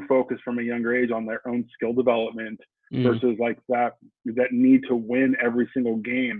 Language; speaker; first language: English; native; English